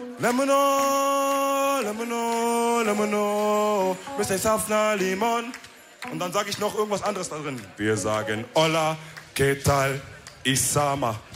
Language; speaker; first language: German; early bilingual, other home language; Wolof